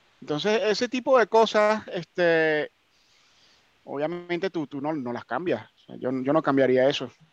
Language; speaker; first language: Spanish; native; Spanish